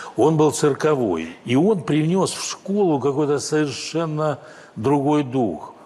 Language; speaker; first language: Russian; native; Russian